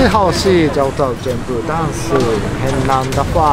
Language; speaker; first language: Chinese; non-native, fluent; Japanese